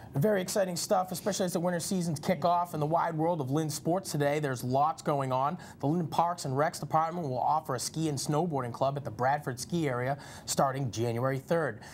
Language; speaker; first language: English; native; English